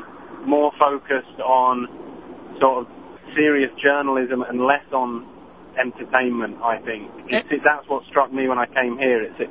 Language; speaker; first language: English; native; English